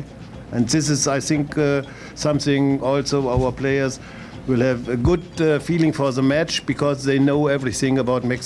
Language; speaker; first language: English; non-native, fluent; German